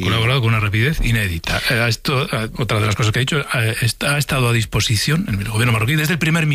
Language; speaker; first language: Spanish; native; Spanish